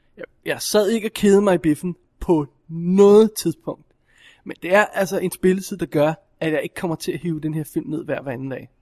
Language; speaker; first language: Danish; native; Danish